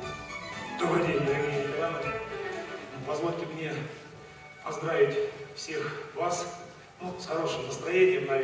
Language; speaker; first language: Russian; native; Russian